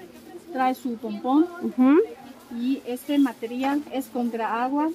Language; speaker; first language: Spanish; non-native, learner; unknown